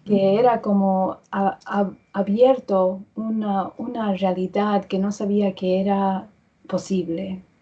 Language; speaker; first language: Spanish; early bilingual, heritage; English